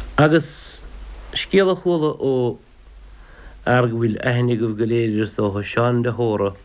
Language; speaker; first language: Irish; native; Irish